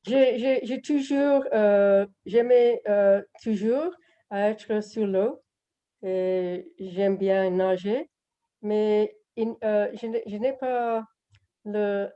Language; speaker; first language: French; non-native, learner; English